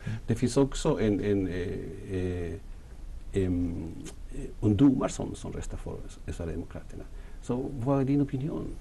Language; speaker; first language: Swedish; non-native, fluent; Spanish